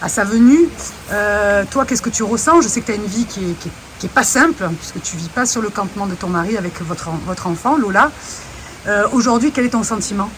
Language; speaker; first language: French; native; French